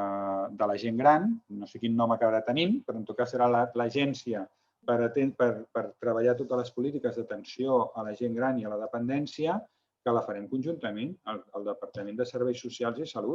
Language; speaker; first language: Catalan; native; Catalan